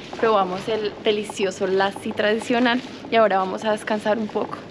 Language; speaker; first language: Spanish; native; Spanish